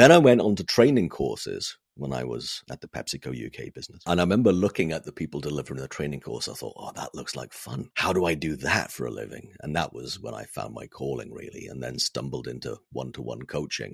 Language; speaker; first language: English; non-native, local second language; Welsh